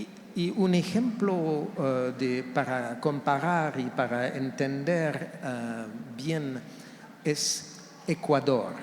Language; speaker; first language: Spanish; non-native, fluent; French